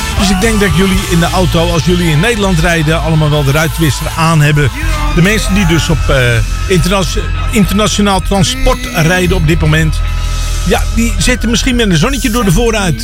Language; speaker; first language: Dutch; native; Dutch